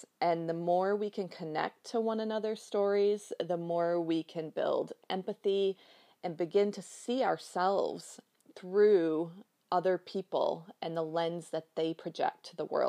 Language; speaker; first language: English; native; English